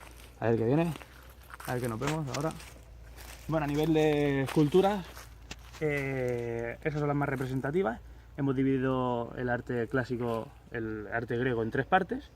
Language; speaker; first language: Spanish; native; Spanish